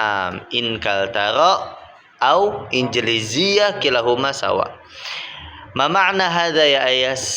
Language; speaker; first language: Arabic; non-native, fluent; Indonesian